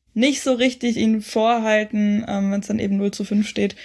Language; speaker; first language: German; native; German